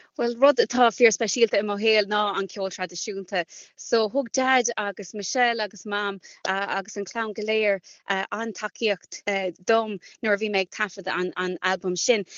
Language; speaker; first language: Irish; non-native, local second language; English